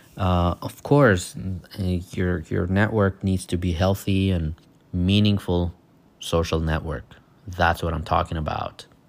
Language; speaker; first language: English; non-native, fluent; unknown